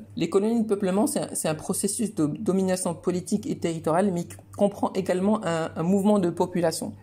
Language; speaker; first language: French; non-native, local second language; Arabic